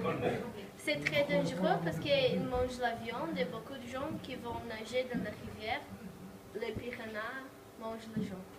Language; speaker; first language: French; non-native, learner; Portuguese